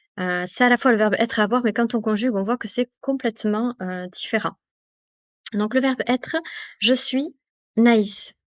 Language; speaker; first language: French; native; French